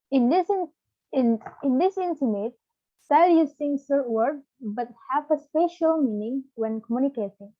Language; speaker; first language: English; non-native, learner; Balinese